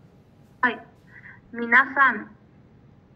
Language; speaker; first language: Japanese; non-native, learner; Spanish